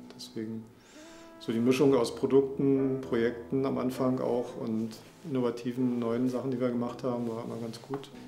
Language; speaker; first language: German; native; German